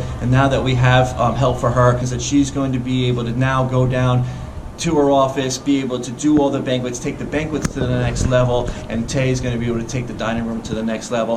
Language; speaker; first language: English; native; English